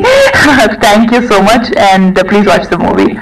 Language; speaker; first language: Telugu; non-native, fluent; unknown